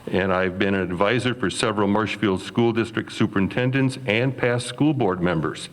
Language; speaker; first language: English; native; English